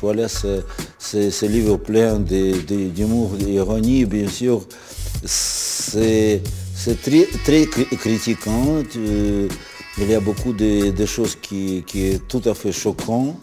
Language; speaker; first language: French; non-native, fluent; Russian